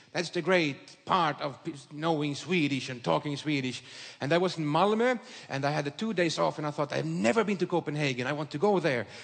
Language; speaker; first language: English; non-native, fluent; Swedish